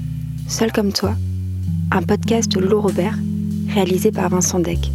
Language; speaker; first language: French; native; French